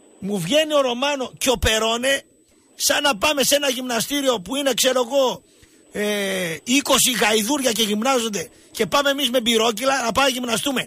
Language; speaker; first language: Greek; native; Greek